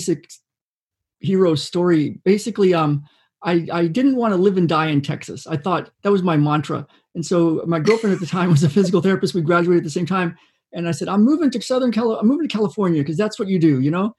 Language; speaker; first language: English; native; English